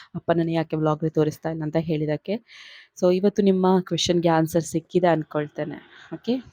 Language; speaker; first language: Kannada; non-native, local second language; Tulu